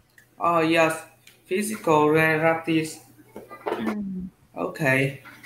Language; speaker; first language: English; non-native, learner; Vietnamese